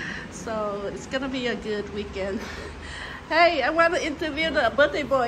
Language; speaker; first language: English; non-native, fluent; Vietnamese